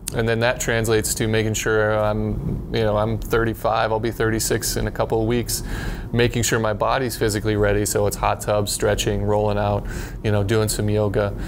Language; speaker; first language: English; native; English